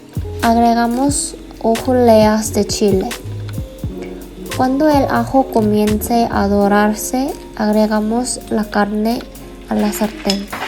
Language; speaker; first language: Spanish; non-native, fluent; Korean